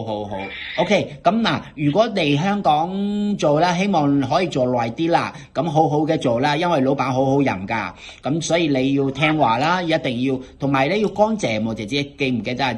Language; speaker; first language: Cantonese; native; Cantonese